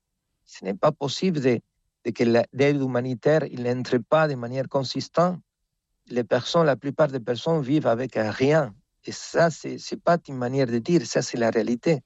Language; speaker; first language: French; non-native, fluent; Spanish